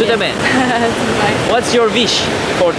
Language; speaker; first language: English; non-native, learner; Turkish